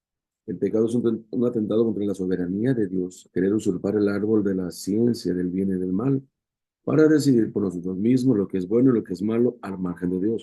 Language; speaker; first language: Spanish; native; Spanish